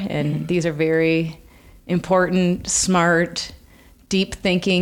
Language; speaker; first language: English; native; English